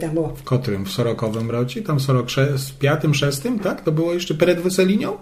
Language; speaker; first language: Polish; non-native, local second language; Rusyn